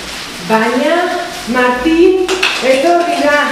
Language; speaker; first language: Basque; non-native, local second language; Spanish